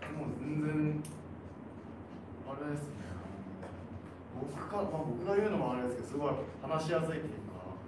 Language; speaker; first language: Japanese; native; Japanese